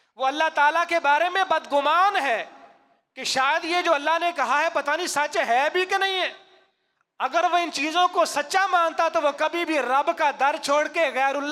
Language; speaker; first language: Urdu; non-native, local second language; Punjabi